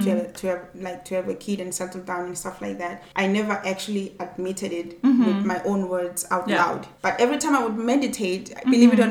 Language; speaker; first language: English; non-native, local second language; Swati